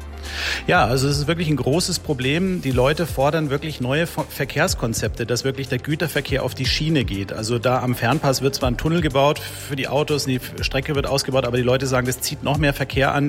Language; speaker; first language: German; native; German